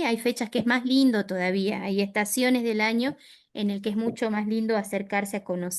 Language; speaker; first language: Spanish; native; Spanish